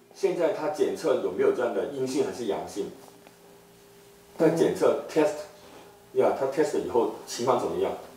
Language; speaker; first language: Chinese; native; Chinese